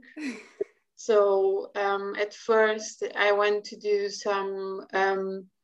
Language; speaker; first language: English; non-native, fluent; Hungarian